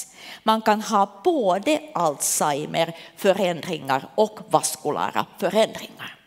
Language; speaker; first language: Swedish; non-native, local second language; Finnish